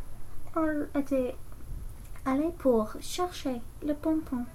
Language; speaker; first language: French; non-native, learner; English